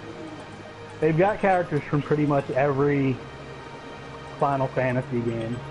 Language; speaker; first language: English; native; English